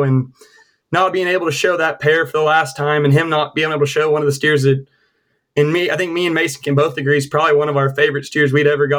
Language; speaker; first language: English; native; English